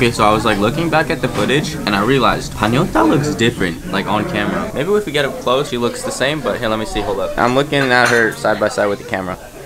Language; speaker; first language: English; native; English